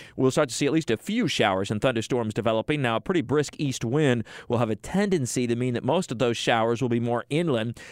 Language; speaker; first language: English; native; English